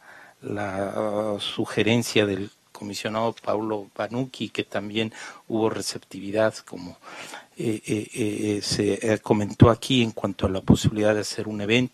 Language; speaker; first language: Spanish; native; Spanish